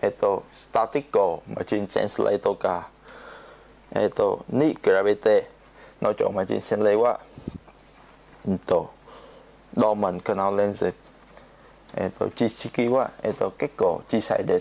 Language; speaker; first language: Japanese; non-native, learner; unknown